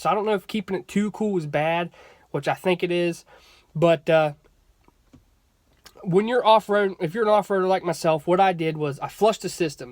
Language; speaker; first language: English; native; English